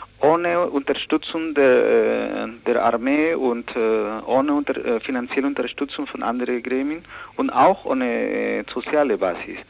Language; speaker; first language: German; non-native, learner; Spanish